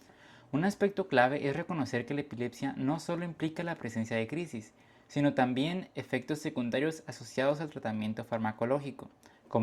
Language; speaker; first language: Spanish; native; Spanish